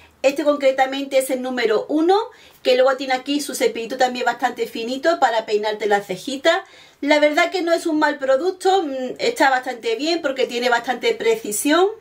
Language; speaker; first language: Spanish; native; Spanish